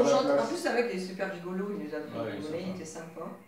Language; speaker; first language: French; native; French